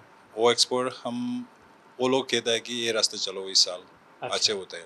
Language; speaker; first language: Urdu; non-native, learner; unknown